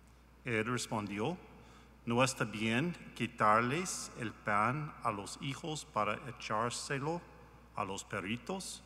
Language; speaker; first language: Spanish; non-native, learner; English